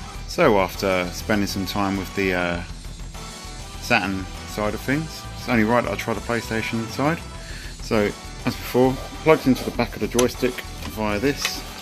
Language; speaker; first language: English; native; English